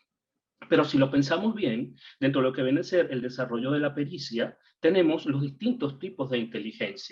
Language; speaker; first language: Spanish; native; Spanish